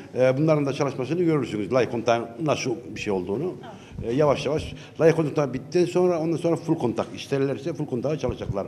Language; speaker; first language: Turkish; early bilingual, heritage; Turkish